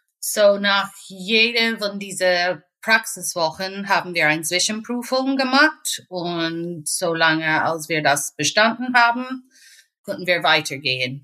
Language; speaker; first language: German; non-native, fluent; English